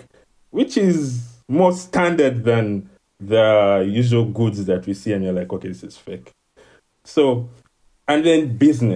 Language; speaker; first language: English; non-native, local second language; Ganda